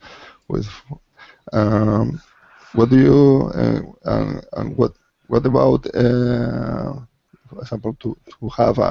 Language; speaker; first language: English; non-native, learner; Spanish